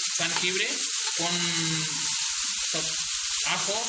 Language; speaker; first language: Spanish; non-native, learner; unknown